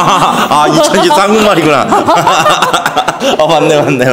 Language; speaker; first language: Korean; native; Korean